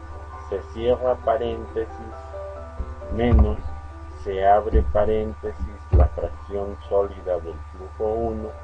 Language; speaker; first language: Spanish; native; Spanish